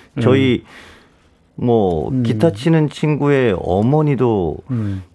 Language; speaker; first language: Korean; native; Korean